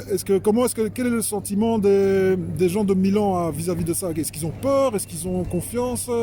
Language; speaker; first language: French; native; French